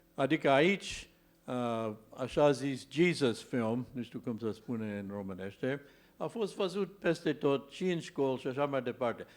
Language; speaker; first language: Romanian; non-native, learner; English